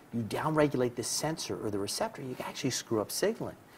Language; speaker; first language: English; native; English